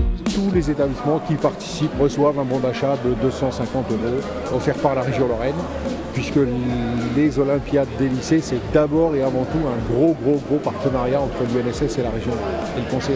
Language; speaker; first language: French; native; French